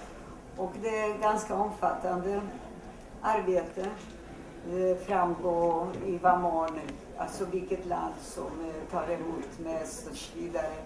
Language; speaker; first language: Swedish; non-native, fluent; Polish